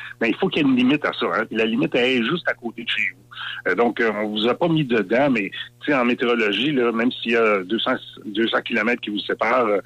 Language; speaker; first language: French; native; French